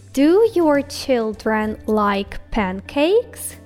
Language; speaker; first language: English; non-native, fluent; Ukrainian